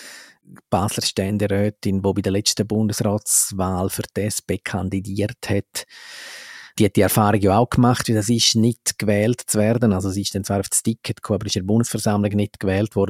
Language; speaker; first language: German; native; German